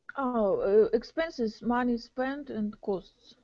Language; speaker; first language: English; non-native, fluent; Russian